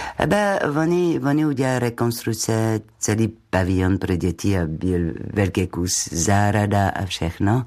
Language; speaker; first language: Czech; non-native, learner; French